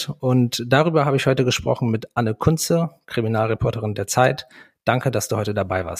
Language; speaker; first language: German; native; German